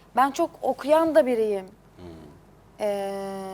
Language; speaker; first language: Turkish; native; Turkish